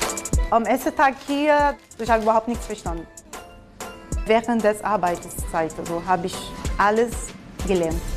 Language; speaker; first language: German; non-native, fluent; Portuguese